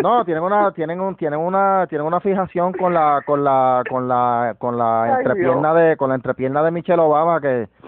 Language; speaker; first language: Spanish; native; Spanish